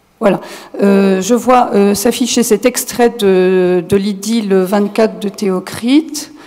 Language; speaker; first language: French; native; French